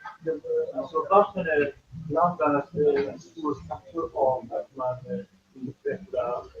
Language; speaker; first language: Swedish; non-native, fluent; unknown